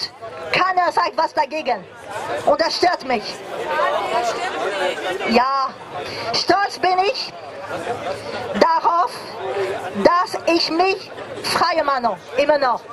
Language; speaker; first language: German; non-native, fluent; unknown